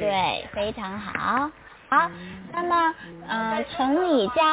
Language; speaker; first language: Chinese; native; Chinese